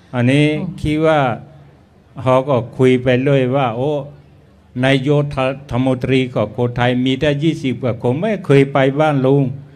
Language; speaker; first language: Thai; non-native, local second language; S'gaw Karen